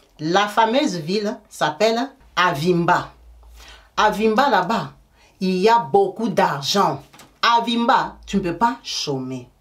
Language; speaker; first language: French; native; French